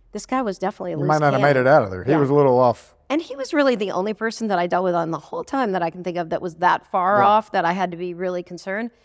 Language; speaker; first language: English; native; English